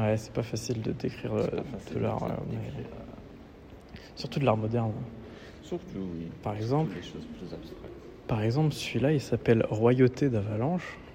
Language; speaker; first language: French; native; French